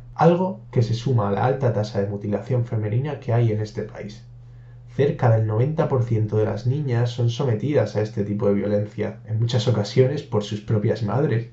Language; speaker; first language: Spanish; native; Spanish